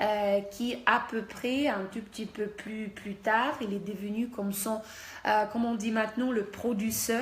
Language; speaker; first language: French; non-native, fluent; Russian